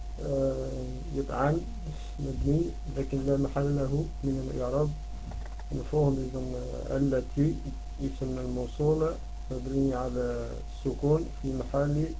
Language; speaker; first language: Arabic; non-native, learner; Dutch